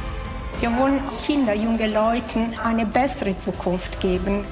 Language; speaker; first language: German; non-native, fluent; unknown